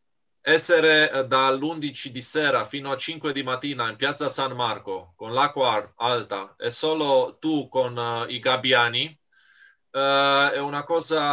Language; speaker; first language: Italian; non-native, fluent; Romanian